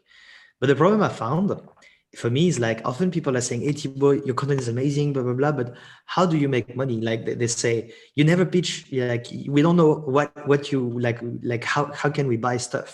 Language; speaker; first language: English; non-native, fluent; French